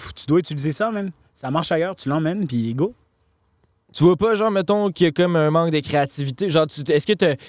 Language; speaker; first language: French; native; French